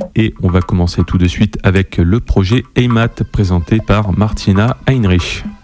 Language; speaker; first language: French; native; French